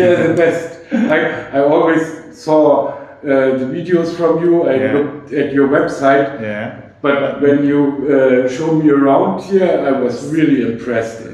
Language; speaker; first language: English; non-native, fluent; German